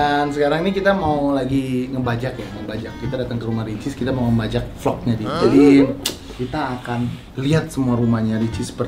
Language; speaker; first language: Indonesian; native; Indonesian